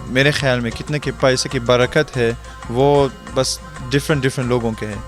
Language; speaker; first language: Hindi; early bilingual, heritage; Hindi